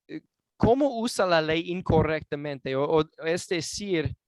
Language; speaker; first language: Spanish; non-native, fluent; English